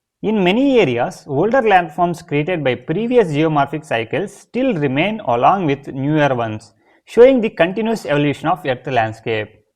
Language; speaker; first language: English; non-native, local second language; Telugu